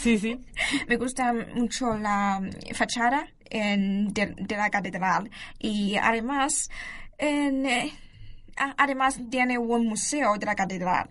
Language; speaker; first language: Spanish; non-native, learner; Chinese